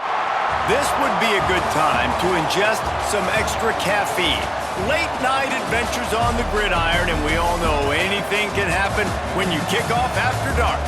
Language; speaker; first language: English; native; English